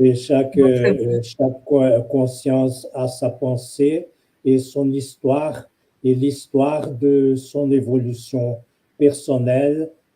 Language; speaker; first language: French; non-native, fluent; Portuguese